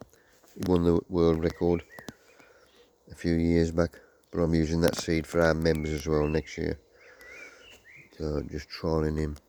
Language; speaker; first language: English; native; English